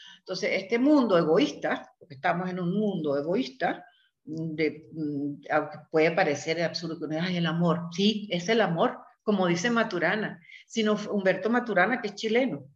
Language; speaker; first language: Spanish; native; Spanish